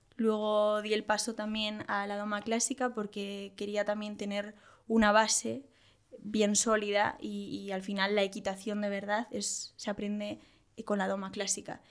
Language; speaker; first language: Spanish; native; Spanish